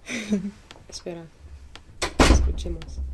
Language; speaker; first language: Spanish; non-native, fluent; English